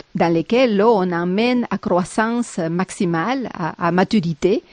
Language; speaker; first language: French; non-native, fluent; Spanish